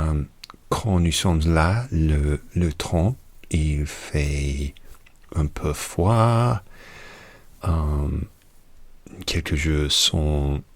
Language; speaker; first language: French; non-native, learner; English